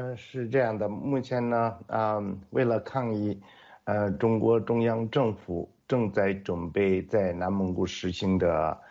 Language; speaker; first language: Chinese; non-native, local second language; Mongolian